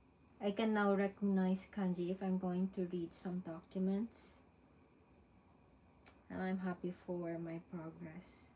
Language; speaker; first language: English; non-native, local second language; Filipino